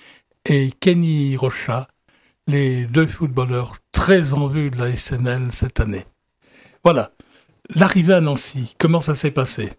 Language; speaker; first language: French; native; French